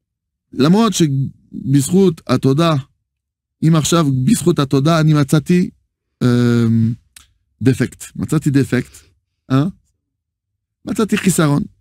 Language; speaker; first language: Hebrew; non-native, fluent; French